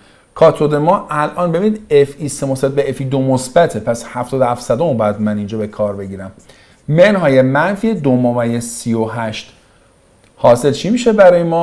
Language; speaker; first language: Persian; native; Persian